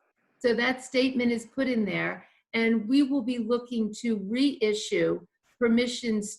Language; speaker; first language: English; native; English